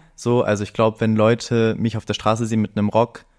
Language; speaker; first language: German; early bilingual, other home language; Greek